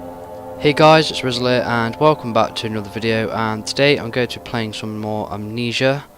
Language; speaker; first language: English; native; English